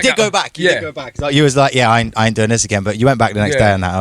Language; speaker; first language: English; native; English